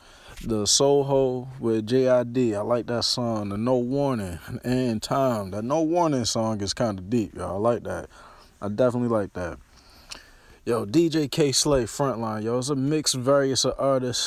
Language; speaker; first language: English; native; English